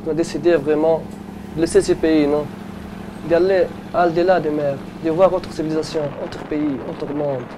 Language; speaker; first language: French; non-native, local second language; Arabic